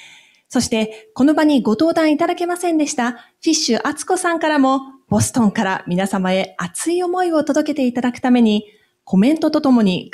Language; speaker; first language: Japanese; native; Japanese